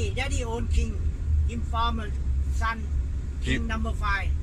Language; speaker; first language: English; non-native, learner; Thai